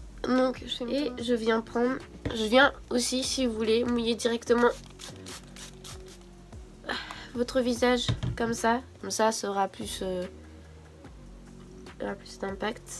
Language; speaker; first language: French; native; French